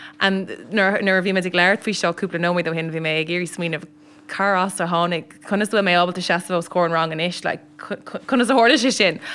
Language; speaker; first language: Irish; non-native, local second language; English